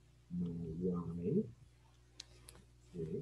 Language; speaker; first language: English; non-native, fluent; Spanish